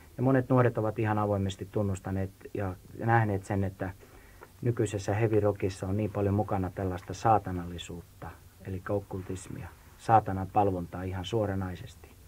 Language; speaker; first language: Finnish; native; Finnish